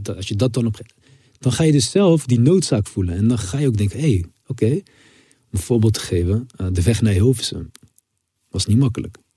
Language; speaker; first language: Dutch; native; Dutch